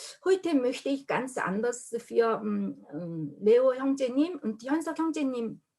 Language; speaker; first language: German; non-native, learner; Korean